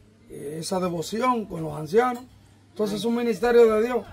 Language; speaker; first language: Spanish; native; Spanish